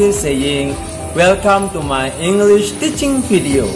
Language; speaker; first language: English; non-native, fluent; Indonesian